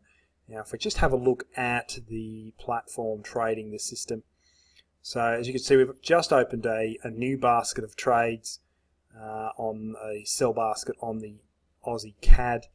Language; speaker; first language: English; native; English